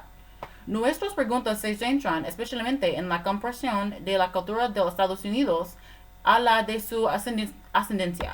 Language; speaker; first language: Spanish; non-native, learner; English